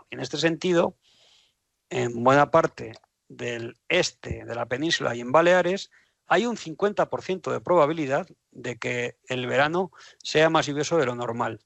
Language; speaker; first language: Spanish; native; Spanish